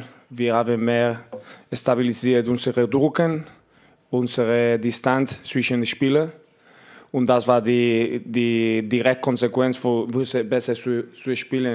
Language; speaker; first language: German; non-native, learner; Spanish